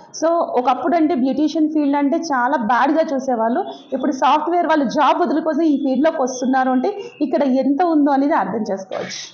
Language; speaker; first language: Telugu; native; Telugu